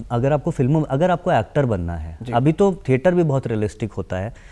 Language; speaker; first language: Hindi; native; Hindi